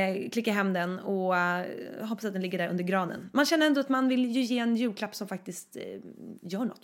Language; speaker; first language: Swedish; native; Swedish